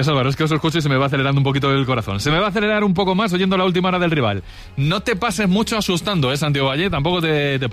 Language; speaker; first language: Spanish; native; Spanish